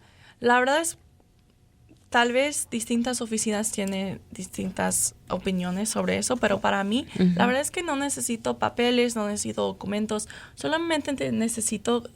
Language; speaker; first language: Spanish; non-native, fluent; English